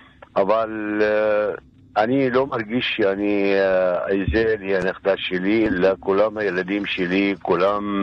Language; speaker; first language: Hebrew; non-native, local second language; Arabic